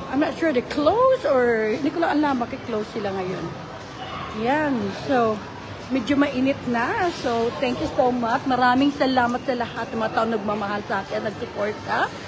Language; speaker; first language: Filipino; native; Filipino